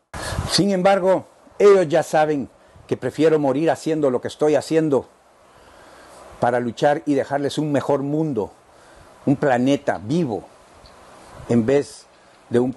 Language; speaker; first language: Spanish; native; Spanish